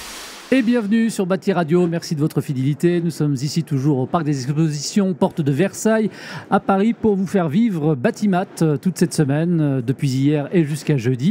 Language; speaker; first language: French; native; French